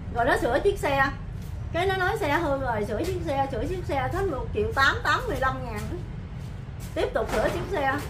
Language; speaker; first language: Vietnamese; native; Vietnamese